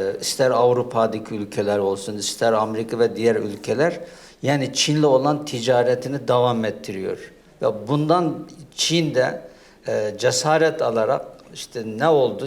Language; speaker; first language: Turkish; non-native, fluent; Uyghur